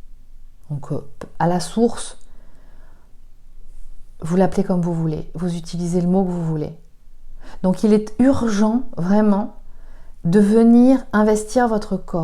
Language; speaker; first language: French; native; French